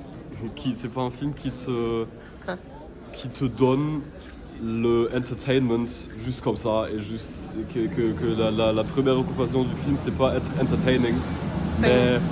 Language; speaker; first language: French; non-native, fluent; German